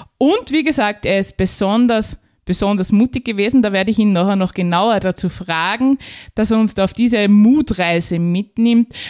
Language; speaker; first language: German; native; German